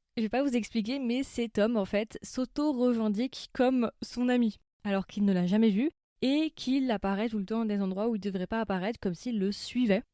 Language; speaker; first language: French; native; French